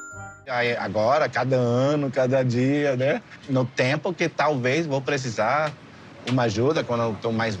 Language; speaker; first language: Portuguese; non-native, learner; English